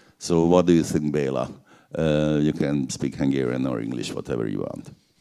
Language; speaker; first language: English; non-native, fluent; Hungarian